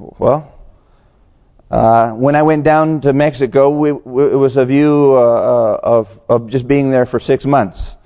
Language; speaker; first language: English; native; English